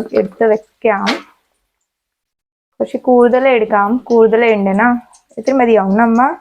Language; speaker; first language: Malayalam; non-native, learner; Kannada